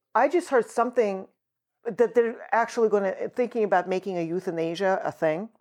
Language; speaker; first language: English; early bilingual, other home language; Russian